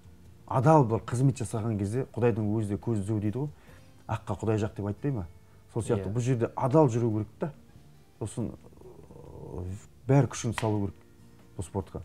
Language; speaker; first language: Kazakh; native; Kazakh